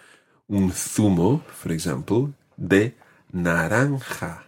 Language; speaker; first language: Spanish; non-native, fluent; English